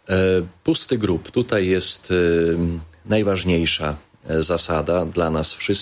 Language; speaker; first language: Polish; native; Polish